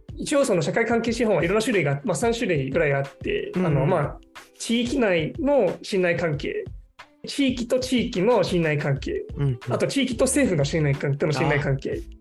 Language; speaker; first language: Japanese; non-native, fluent; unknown